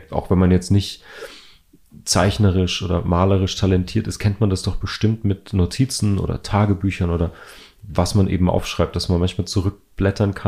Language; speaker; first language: German; native; German